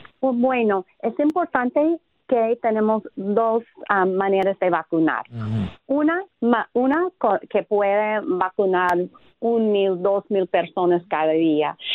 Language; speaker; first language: Spanish; non-native, fluent; English